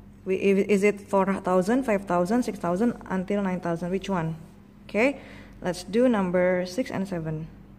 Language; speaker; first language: English; non-native, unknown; Indonesian